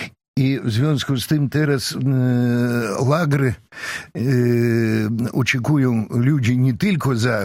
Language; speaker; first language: Polish; non-native, fluent; Russian